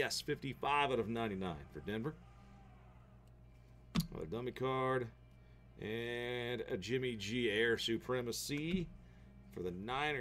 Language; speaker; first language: English; native; English